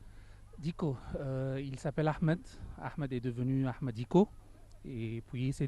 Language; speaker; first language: French; non-native, learner; Arabic